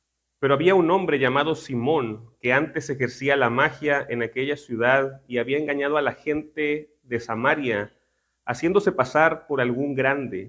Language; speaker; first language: Spanish; native; Spanish